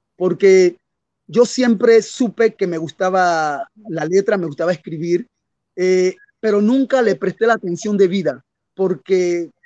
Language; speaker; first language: Spanish; native; Spanish